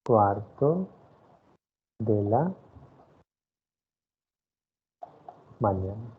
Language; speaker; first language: Spanish; non-native, fluent; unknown